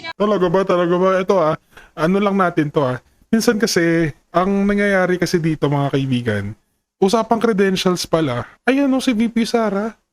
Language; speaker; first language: Filipino; native; Filipino